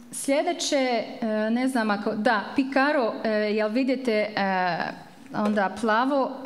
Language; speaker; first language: Serbian; non-native, fluent; French